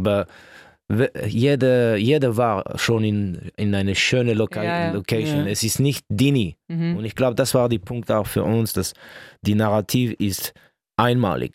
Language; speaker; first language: German; non-native, local second language; French